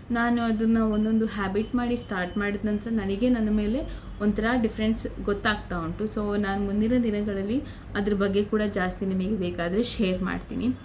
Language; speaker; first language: Kannada; non-native, local second language; Konkani